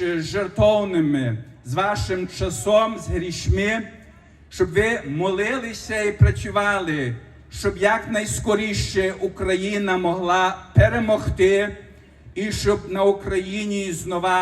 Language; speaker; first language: Ukrainian; early bilingual, heritage; Ukrainian